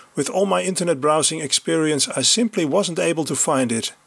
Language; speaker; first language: English; non-native, fluent; Dutch